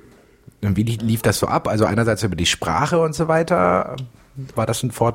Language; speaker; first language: German; native; German